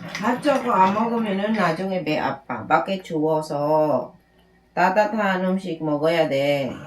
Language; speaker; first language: Korean; non-native, learner; Filipino